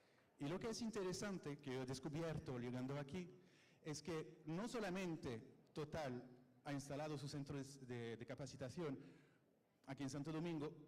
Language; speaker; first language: Spanish; non-native, fluent; French